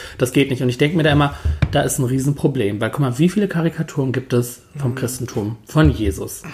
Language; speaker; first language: German; early bilingual, other home language; Turkish